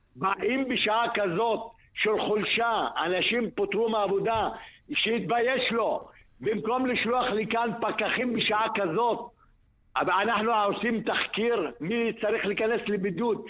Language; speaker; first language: Hebrew; non-native, local second language; Arabic